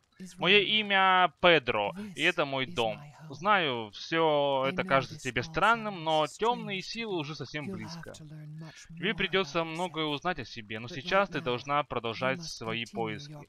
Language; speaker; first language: Russian; native; Russian